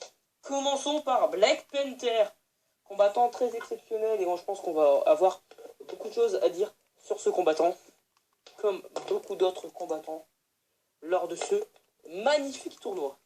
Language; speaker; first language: French; native; French